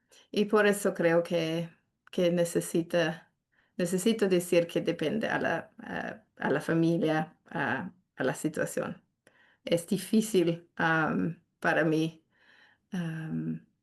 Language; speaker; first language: Spanish; non-native, fluent; English